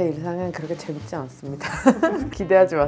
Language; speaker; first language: Korean; non-native, fluent; Georgian